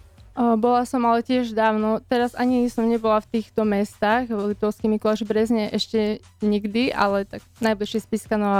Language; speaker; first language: Slovak; native; Slovak